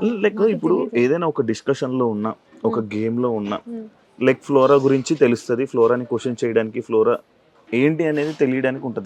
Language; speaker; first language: Telugu; native; Telugu